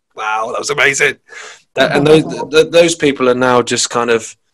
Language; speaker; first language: English; native; English